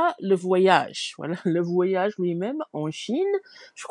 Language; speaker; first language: French; non-native, fluent; English